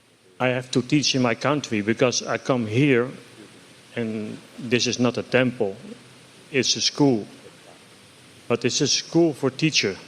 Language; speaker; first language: English; non-native, fluent; Dutch